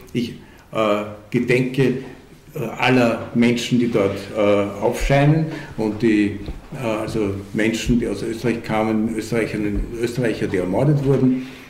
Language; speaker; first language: German; early bilingual, other home language; Hungarian